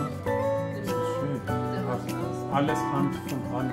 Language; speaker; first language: German; non-native, learner; Urdu